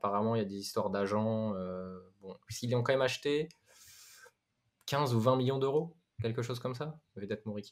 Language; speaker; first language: French; native; French